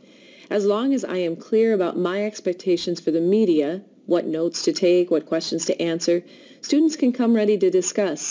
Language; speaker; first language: English; native; English